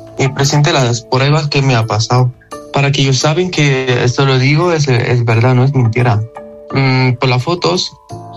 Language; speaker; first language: Spanish; non-native, learner; Arabic